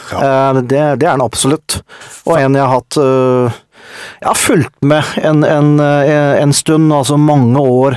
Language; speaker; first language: Norwegian; native; Norwegian